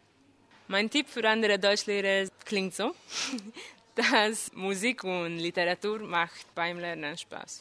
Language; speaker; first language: German; non-native, fluent; Hungarian